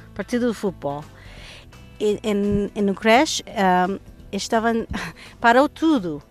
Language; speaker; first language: Portuguese; non-native, learner; English